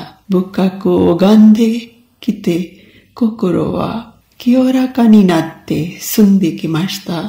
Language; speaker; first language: Japanese; non-native, fluent; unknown